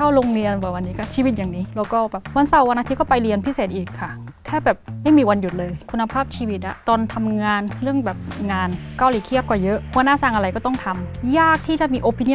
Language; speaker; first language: Thai; non-native, fluent; Korean